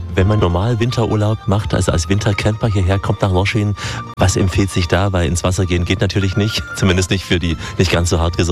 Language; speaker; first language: German; native; German